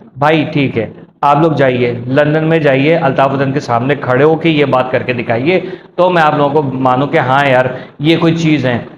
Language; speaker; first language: Urdu; native; Urdu